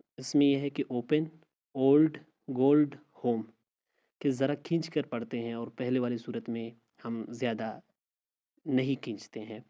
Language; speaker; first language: Urdu; non-native, local second language; Baluchi